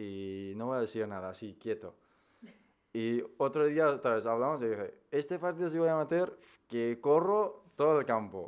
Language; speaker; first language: Spanish; non-native, fluent; Persian